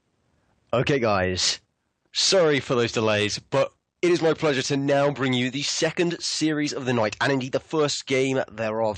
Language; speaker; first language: English; native; English